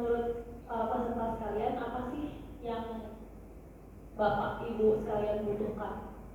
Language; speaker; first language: Indonesian; native; Indonesian